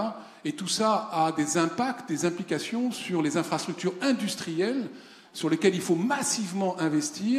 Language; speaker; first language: French; native; French